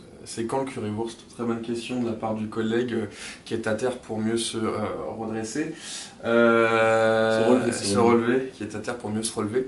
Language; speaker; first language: French; native; French